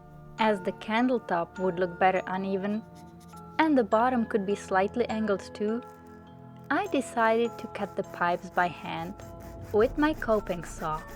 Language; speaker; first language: English; non-native, fluent; Czech